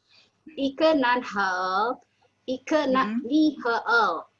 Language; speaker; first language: Chinese; non-native, learner; Indonesian